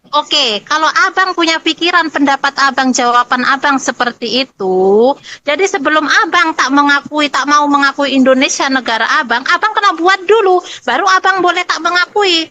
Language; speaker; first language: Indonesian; non-native, local second language; Madurese